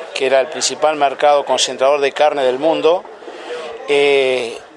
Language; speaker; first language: Spanish; native; Spanish